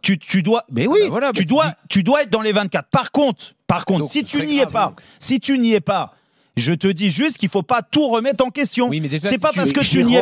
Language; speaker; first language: French; native; French